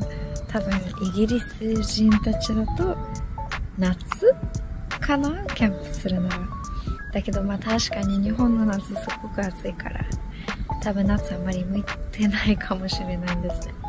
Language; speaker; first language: Japanese; non-native, fluent; English